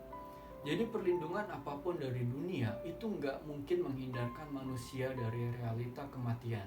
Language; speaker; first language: Indonesian; native; Indonesian